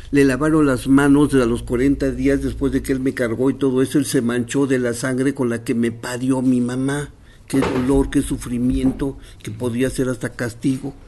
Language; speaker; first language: Spanish; non-native, local second language; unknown